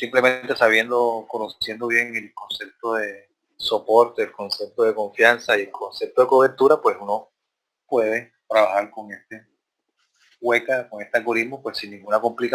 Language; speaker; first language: Spanish; native; Spanish